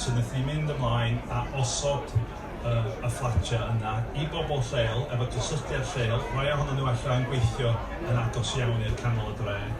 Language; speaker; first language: Welsh; non-native, local second language; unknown